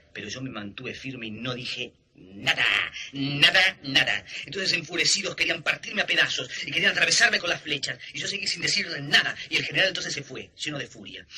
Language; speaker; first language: Spanish; native; Spanish